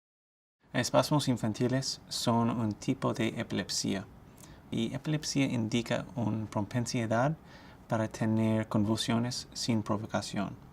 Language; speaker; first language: Spanish; non-native, fluent; English